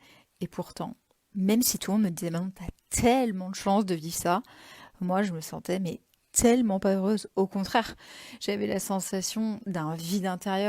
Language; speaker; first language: French; native; French